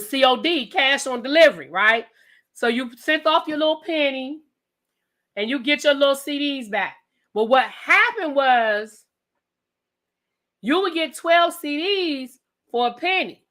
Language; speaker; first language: English; native; English